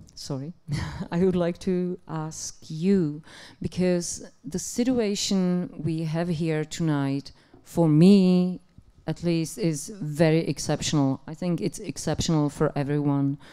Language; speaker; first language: English; non-native, fluent; Czech